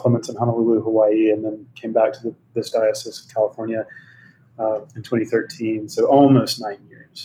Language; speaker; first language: English; native; English